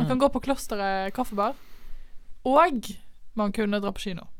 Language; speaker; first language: Norwegian; native; Norwegian